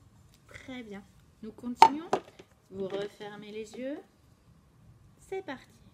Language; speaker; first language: French; native; French